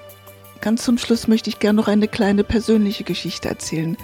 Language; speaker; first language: German; native; German